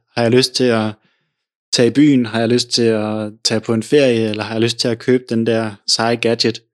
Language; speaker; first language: Danish; native; Danish